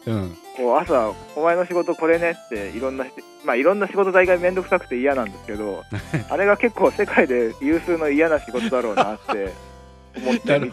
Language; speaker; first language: Japanese; native; Japanese